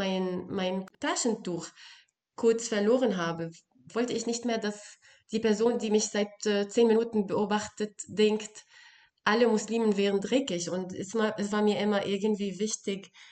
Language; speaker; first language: German; non-native, fluent; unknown